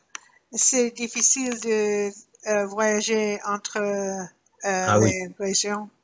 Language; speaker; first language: French; non-native, learner; English